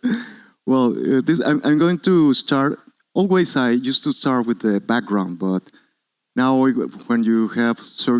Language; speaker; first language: English; non-native, learner; Spanish